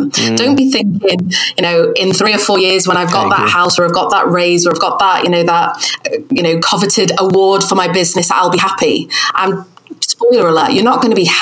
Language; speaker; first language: English; native; English